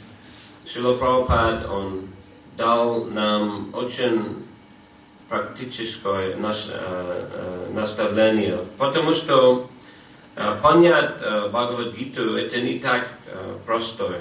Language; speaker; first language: Russian; non-native, fluent; English